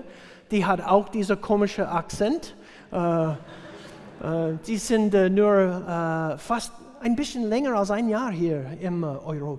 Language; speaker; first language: German; non-native, fluent; English